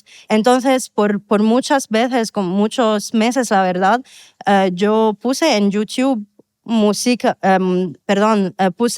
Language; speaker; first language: Spanish; non-native, fluent; Arabic